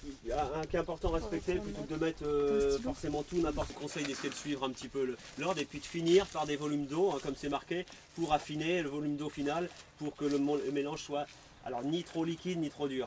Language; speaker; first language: French; native; French